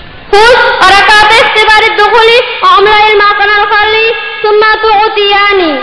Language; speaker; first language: Arabic; non-native, learner; Bangla